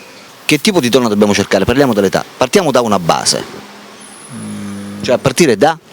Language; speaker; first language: Italian; native; Italian